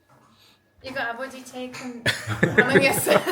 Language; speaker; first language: Korean; non-native, learner; Turkish